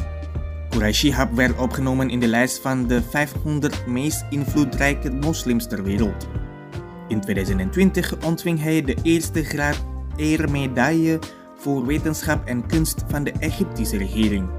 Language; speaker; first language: Dutch; non-native, fluent; Indonesian